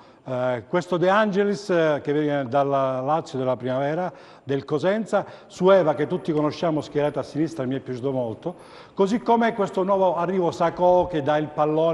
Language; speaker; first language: Italian; native; Italian